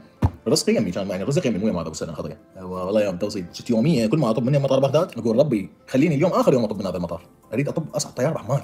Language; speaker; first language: Arabic; native; Arabic